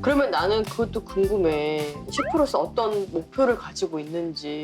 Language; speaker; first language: Korean; native; Korean